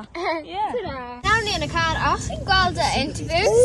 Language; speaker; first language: Welsh; native; Welsh